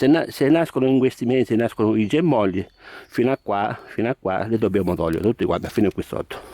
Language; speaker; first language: Italian; native; Italian